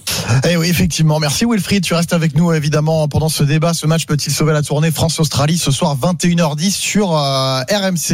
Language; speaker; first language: French; native; French